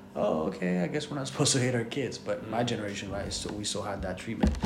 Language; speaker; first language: English; non-native, fluent; Spanish